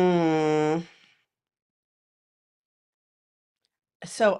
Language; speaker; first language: English; native; English